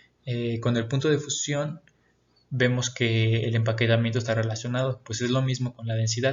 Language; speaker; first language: Spanish; native; Spanish